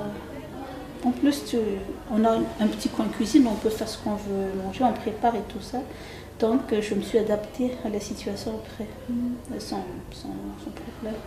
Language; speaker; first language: French; non-native, local second language; Malagasy